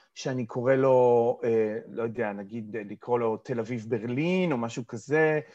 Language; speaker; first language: Hebrew; early bilingual, other home language; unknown